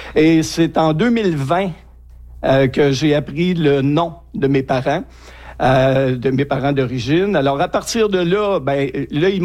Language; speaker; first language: French; native; French